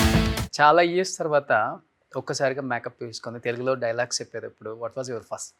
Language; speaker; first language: Telugu; native; Telugu